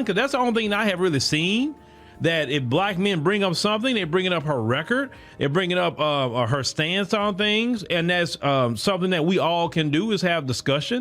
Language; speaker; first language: English; native; English